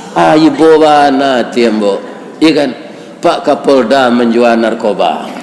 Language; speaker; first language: Malay; non-native, local second language; Minangkabau